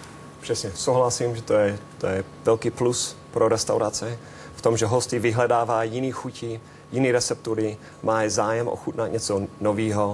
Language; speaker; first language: Czech; non-native, fluent; English